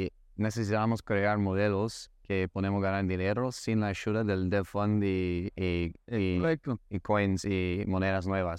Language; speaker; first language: Spanish; non-native, learner; English